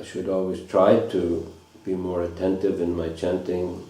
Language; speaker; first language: English; non-native, fluent; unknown